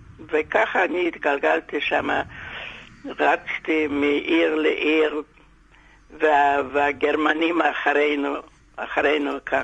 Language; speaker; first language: Hebrew; non-native, fluent; Yiddish